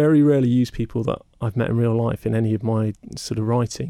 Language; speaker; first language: English; native; English